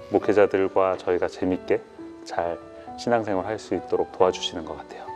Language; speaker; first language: Korean; native; Korean